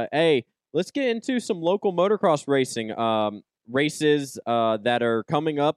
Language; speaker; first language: English; native; English